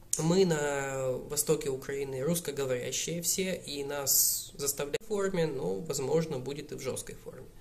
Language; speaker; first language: Russian; native; Russian